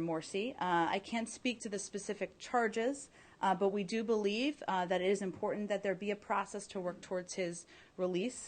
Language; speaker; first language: English; native; English